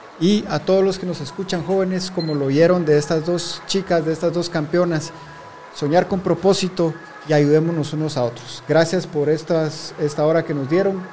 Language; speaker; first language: Spanish; native; Spanish